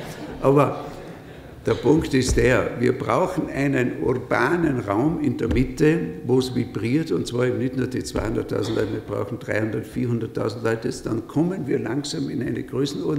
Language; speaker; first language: German; native; German